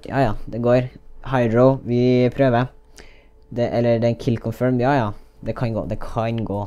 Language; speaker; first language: Norwegian; native; Norwegian